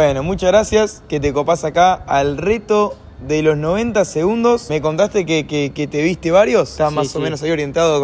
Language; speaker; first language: Spanish; native; Spanish